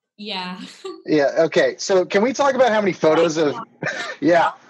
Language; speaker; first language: English; native; English